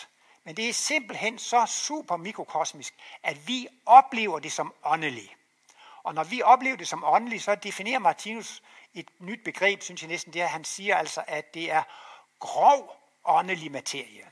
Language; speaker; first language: Danish; native; Danish